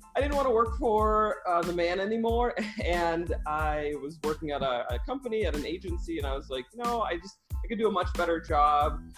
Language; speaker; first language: English; early bilingual, other home language; Russian